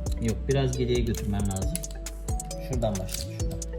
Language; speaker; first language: Turkish; native; Turkish